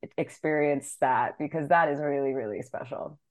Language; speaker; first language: English; native; English